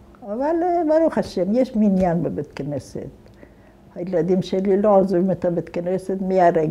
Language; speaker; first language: Hebrew; non-native, fluent; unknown